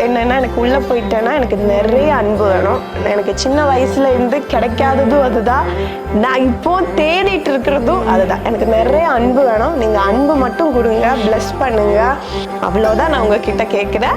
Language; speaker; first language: Tamil; non-native, local second language; Malayalam